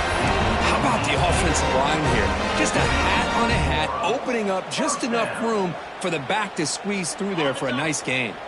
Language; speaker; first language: English; native; English